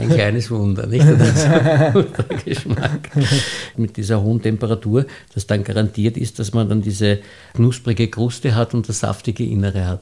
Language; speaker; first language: German; native; German